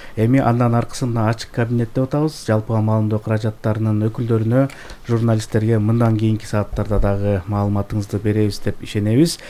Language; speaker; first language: Kyrgyz; native; Kyrgyz